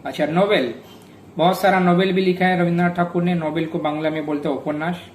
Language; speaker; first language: Hindi; non-native, local second language; Bangla